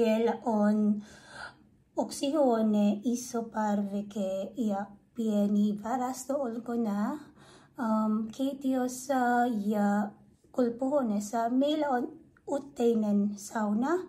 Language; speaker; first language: Finnish; non-native, learner; Filipino